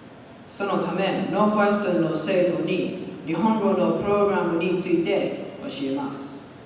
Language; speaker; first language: Japanese; non-native, learner; English